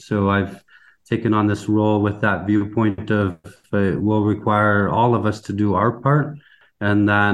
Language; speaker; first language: English; native; English